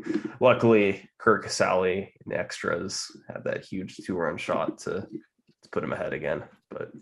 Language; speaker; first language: English; native; English